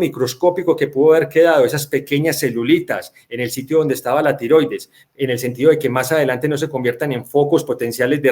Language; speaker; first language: Spanish; native; Spanish